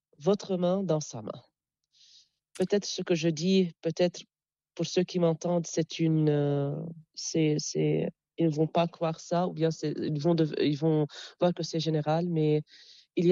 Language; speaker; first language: French; non-native, local second language; Arabic